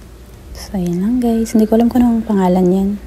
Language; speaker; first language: Filipino; native; Filipino